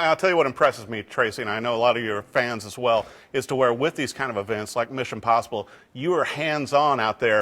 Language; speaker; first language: English; native; English